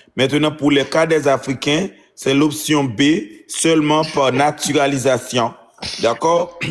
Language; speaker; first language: French; non-native, local second language; Haitian Creole